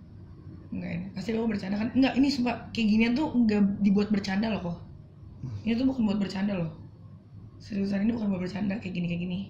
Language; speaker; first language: Indonesian; native; Indonesian